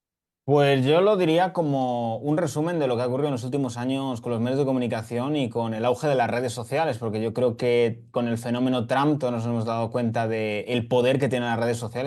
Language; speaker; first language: Spanish; native; Spanish